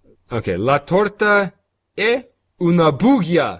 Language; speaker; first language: Italian; non-native, learner; English